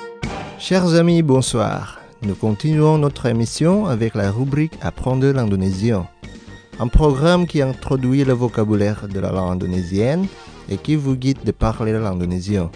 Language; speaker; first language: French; non-native, fluent; Indonesian